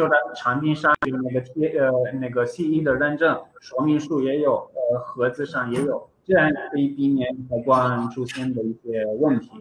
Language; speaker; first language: Chinese; non-native, fluent; Romanian